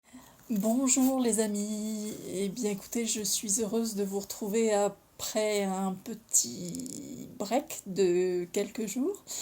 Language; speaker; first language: French; native; French